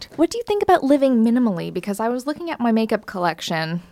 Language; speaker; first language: English; native; English